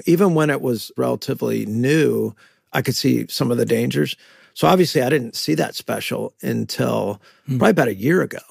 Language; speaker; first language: English; native; English